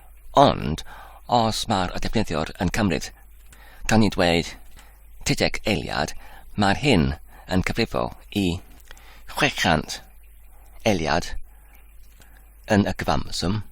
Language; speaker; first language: Welsh; non-native, learner; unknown